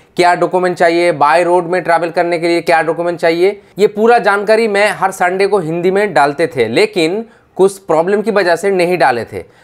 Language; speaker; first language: Hindi; non-native, fluent; Bangla